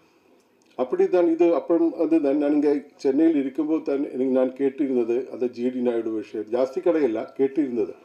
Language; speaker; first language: Tamil; non-native, learner; Malayalam